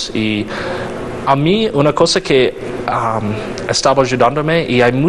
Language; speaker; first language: Spanish; non-native, learner; English